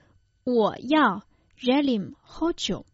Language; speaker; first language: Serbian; non-native, fluent; Chinese